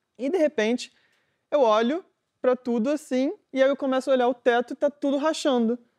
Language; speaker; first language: Portuguese; native; Portuguese